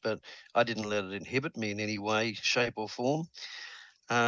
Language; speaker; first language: English; native; English